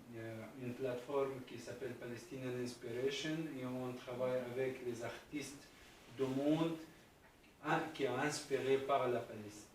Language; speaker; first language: French; non-native, fluent; Arabic